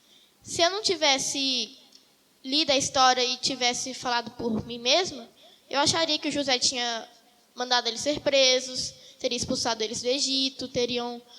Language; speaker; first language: Portuguese; native; Portuguese